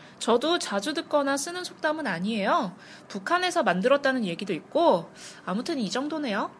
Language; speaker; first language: Korean; native; Korean